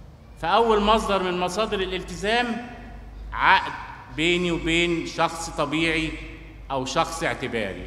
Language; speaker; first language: Arabic; native; Arabic